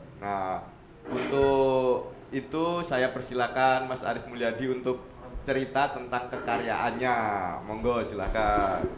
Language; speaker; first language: Indonesian; non-native, local second language; Javanese